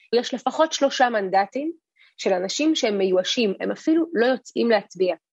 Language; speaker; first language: Hebrew; early bilingual, other home language; Russian